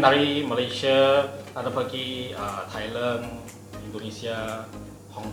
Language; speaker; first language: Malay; non-native, local second language; Chinese